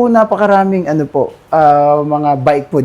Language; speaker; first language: Filipino; native; Filipino